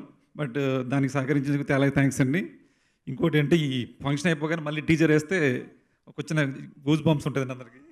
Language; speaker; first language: Telugu; native; Telugu